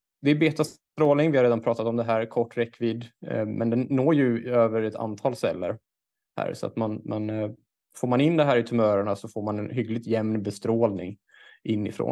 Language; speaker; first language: Swedish; native; Swedish